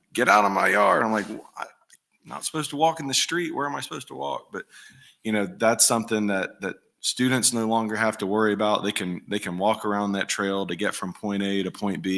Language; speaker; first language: English; native; English